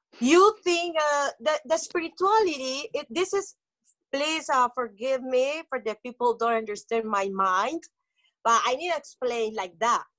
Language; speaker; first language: English; non-native, learner; Spanish